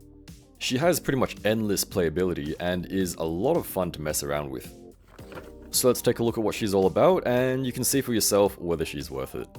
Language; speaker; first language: English; native; English